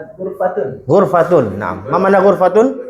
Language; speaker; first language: Arabic; non-native, fluent; Indonesian